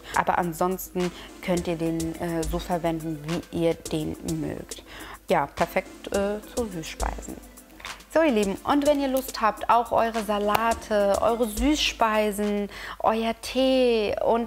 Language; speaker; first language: German; native; German